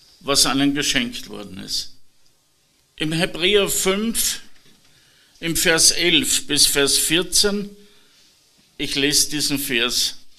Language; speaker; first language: German; native; German